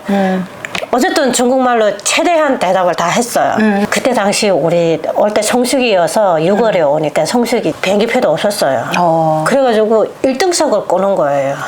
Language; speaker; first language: Korean; native; Korean